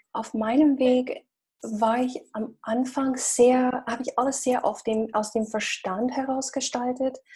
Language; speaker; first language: German; non-native, fluent; English